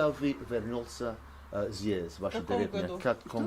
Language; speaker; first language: Russian; non-native, learner; English